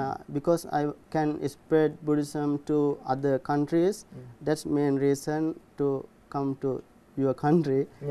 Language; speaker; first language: English; non-native, learner; Sinhala